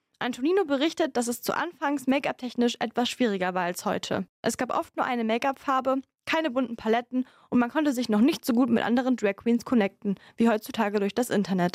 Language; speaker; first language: German; native; German